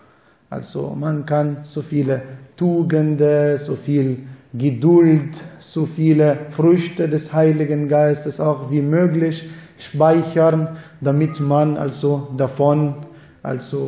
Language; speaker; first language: German; non-native, fluent; Arabic